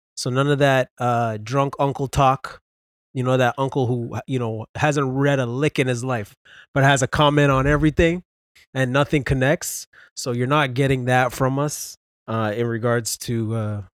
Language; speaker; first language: English; native; English